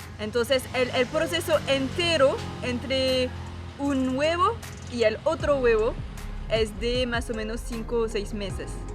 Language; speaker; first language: Spanish; non-native, fluent; French